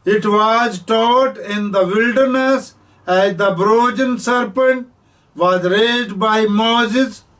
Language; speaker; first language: English; non-native, local second language; Punjabi